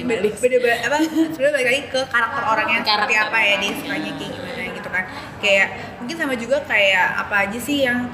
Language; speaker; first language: Indonesian; native; Indonesian